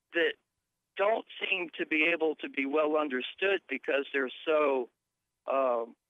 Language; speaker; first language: English; native; English